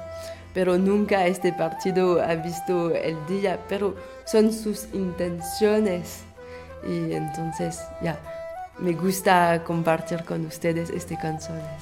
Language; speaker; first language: Spanish; non-native, fluent; French